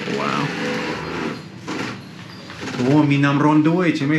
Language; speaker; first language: Thai; non-native, learner; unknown